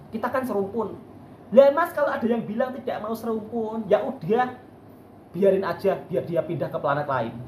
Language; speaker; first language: Indonesian; native; Indonesian